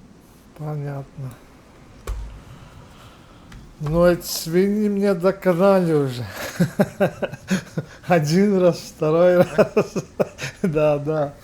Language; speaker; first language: Russian; non-native, local second language; Latvian